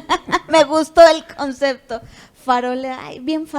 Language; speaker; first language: Spanish; native; Spanish